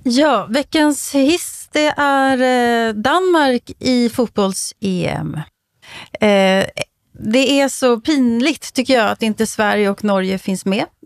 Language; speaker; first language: Swedish; native; Swedish